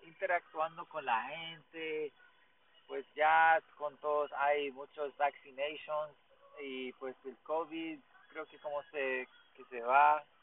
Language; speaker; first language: Spanish; non-native, learner; English